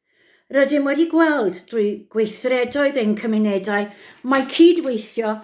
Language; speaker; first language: Welsh; native; Welsh